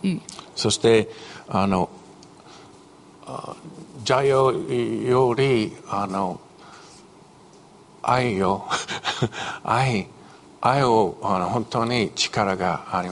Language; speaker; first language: Japanese; non-native, fluent; English